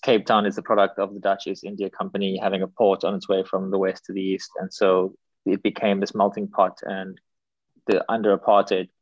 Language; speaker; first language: English; native; English